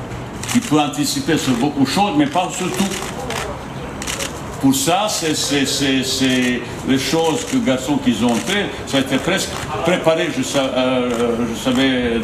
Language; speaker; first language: French; non-native, fluent; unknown